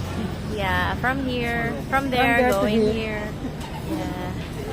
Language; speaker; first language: English; non-native, local second language; Filipino